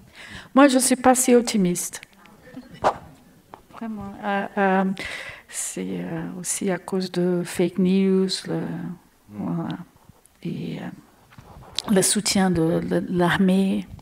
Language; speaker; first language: French; non-native, learner; Portuguese